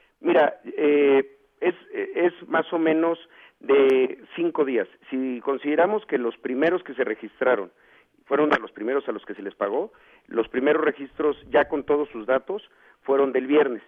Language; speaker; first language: Spanish; native; Spanish